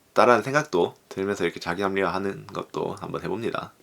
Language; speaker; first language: Korean; native; Korean